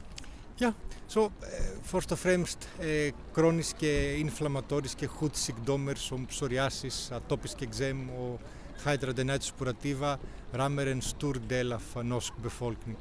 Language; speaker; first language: Norwegian; non-native, fluent; Greek